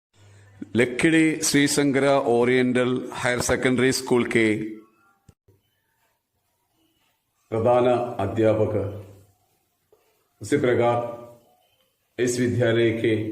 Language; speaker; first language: Hindi; non-native, local second language; Malayalam